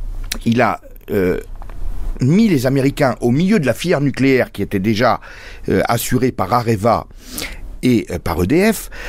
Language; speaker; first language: French; native; French